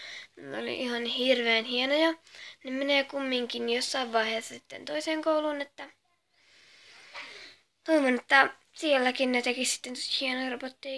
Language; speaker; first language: Finnish; native; Finnish